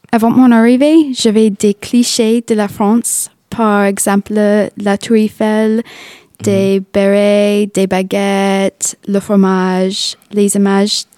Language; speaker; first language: French; non-native, fluent; English